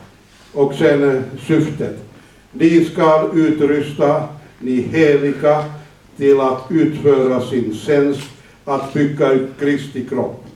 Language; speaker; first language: Swedish; non-native, fluent; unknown